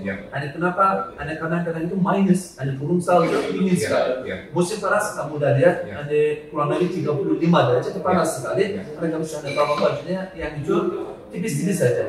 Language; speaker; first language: Indonesian; non-native, learner; Turkish